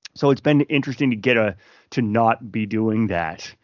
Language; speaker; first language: English; native; English